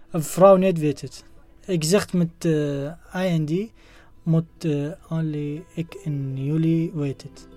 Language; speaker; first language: Dutch; non-native, learner; Arabic